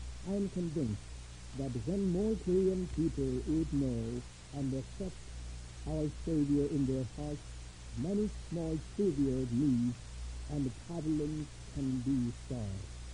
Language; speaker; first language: English; non-native, fluent; Korean